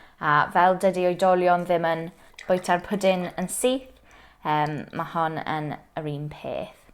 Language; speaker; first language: Welsh; non-native, local second language; English